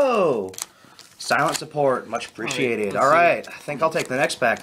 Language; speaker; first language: English; native; English